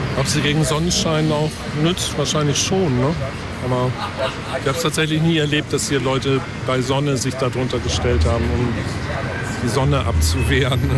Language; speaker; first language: German; native; German